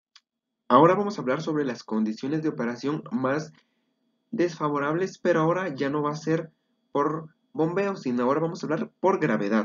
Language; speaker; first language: Spanish; native; Spanish